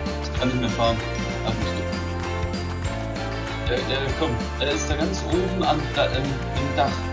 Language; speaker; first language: German; native; German